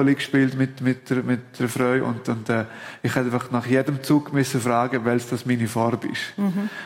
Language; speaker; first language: German; native; German